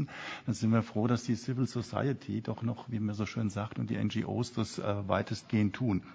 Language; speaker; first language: German; native; German